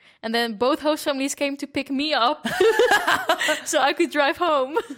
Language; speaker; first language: English; non-native, fluent; Dutch